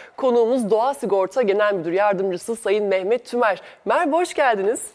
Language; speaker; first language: Turkish; native; Turkish